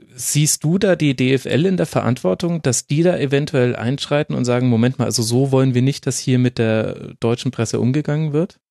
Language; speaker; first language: German; native; German